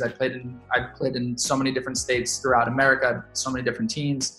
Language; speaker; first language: English; native; English